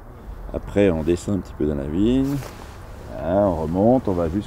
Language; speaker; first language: French; native; French